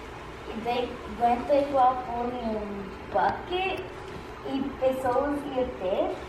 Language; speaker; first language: Portuguese; early bilingual, heritage; Portuguese